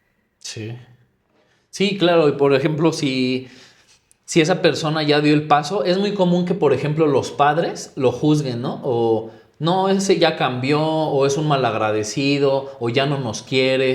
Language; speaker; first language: Spanish; native; Spanish